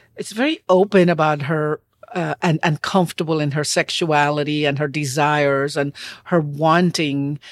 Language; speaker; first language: English; non-native, fluent; Spanish